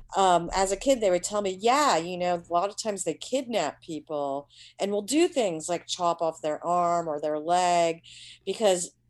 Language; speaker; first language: English; early bilingual, other home language; Hindi